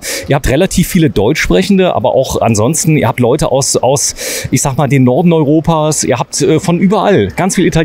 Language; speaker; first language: German; native; German